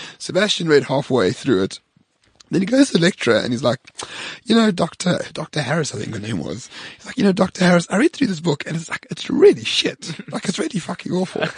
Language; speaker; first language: English; native; English